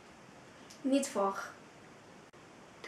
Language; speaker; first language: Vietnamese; native; Vietnamese